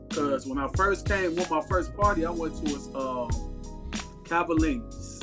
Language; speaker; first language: English; native; English